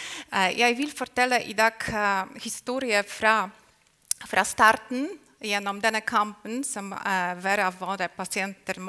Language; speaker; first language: Norwegian; non-native, fluent; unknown